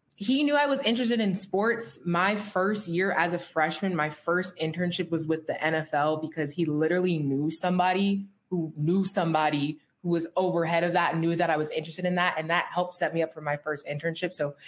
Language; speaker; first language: English; native; English